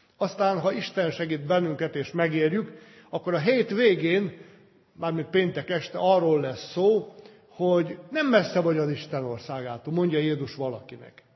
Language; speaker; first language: Hungarian; native; Hungarian